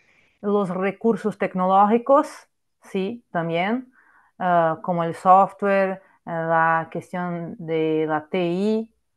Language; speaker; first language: Spanish; non-native, fluent; Portuguese